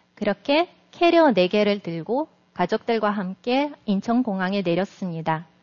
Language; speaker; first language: Korean; non-native, fluent; Russian